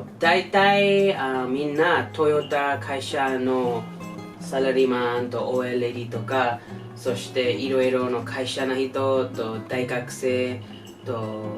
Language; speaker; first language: Japanese; non-native, learner; English